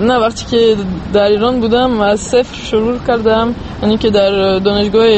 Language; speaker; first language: Persian; non-native, fluent; French